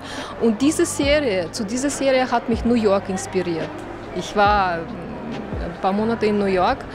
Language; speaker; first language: German; non-native, fluent; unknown